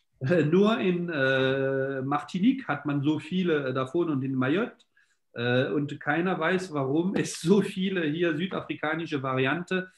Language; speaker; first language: German; non-native, local second language; French